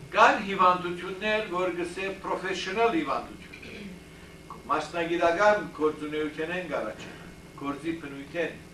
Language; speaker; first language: Armenian; early bilingual, heritage; Armenian